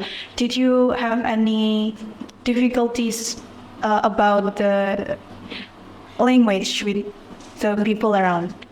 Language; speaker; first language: English; non-native, fluent; Indonesian